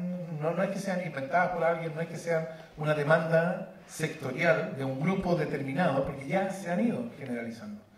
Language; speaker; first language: Spanish; native; Spanish